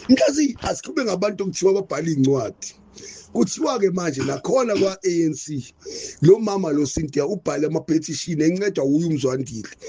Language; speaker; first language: Zulu; non-native, local second language; Northern Sotho